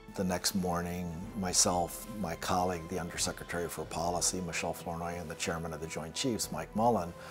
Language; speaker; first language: English; native; English